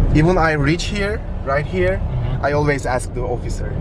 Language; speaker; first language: English; non-native, learner; Turkish